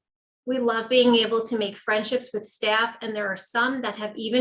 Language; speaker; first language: English; native; English